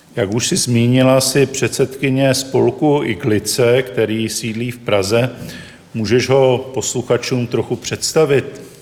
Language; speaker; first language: Czech; native; Czech